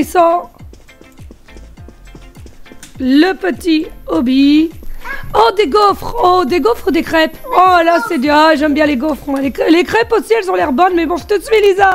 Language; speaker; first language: French; native; French